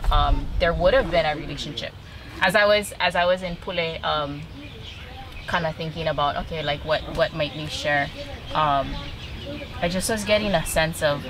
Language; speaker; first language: English; native; English